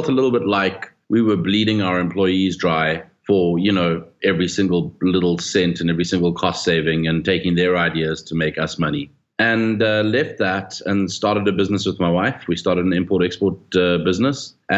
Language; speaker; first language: English; native; English